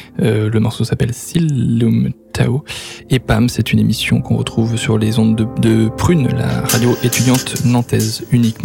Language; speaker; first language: French; native; French